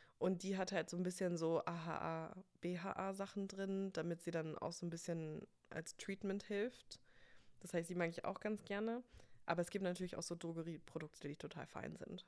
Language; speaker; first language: German; early bilingual, other home language; English